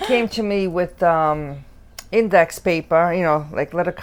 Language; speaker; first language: English; early bilingual, other home language; Italian